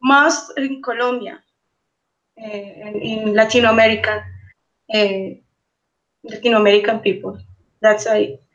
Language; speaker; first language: English; non-native, learner; Spanish